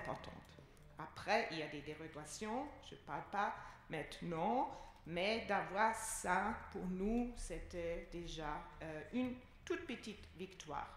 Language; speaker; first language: French; non-native, fluent; German